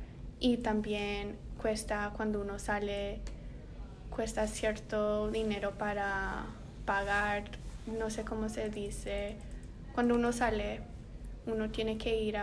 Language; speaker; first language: Spanish; early bilingual, heritage; Spanish